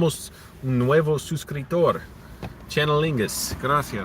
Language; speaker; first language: Spanish; non-native, learner; English